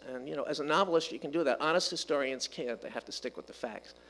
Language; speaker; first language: English; native; English